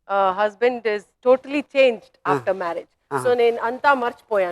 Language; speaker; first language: Telugu; non-native, local second language; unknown